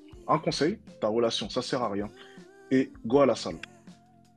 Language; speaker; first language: French; native; French